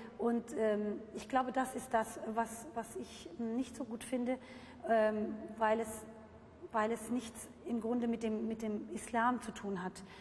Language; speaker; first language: German; early bilingual, other home language; Turkish